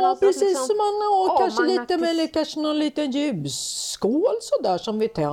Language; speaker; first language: Swedish; native; Swedish